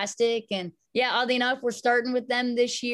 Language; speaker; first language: English; native; English